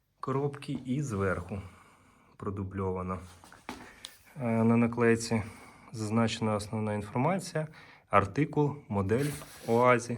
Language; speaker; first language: Ukrainian; native; Ukrainian